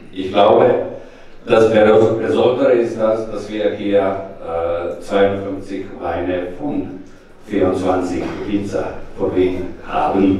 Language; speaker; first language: German; non-native, fluent; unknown